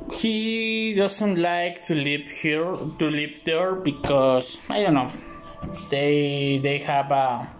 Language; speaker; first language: English; non-native, learner; Spanish